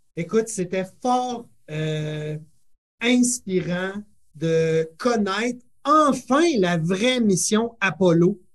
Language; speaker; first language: French; native; French